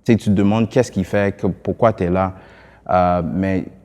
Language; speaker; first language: French; early bilingual, other home language; Haitian Creole